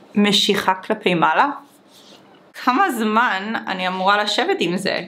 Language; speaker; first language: Hebrew; native; Hebrew